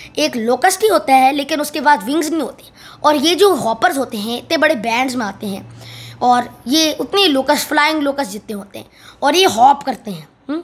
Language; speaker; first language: Urdu; non-native, local second language; Punjabi